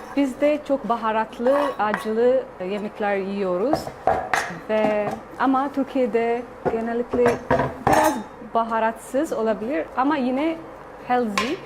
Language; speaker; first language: Turkish; non-native, learner; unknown